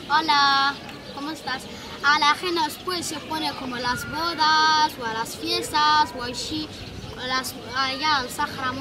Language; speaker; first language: Spanish; non-native, learner; Arabic